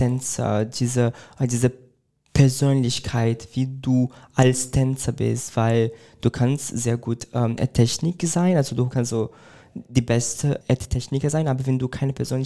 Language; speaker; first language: German; non-native, fluent; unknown